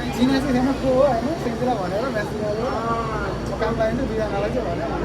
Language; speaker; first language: Nepali; native; Nepali